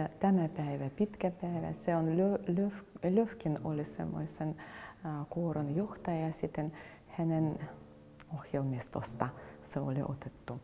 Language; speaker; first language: Finnish; non-native, fluent; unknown